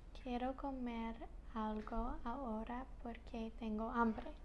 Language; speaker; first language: Spanish; non-native, learner; English